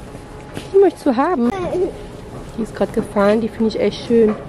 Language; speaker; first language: German; native; German